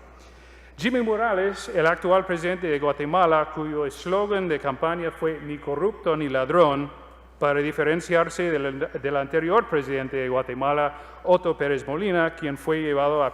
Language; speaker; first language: Spanish; non-native, fluent; English